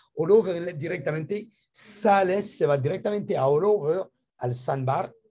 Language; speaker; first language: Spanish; non-native, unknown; French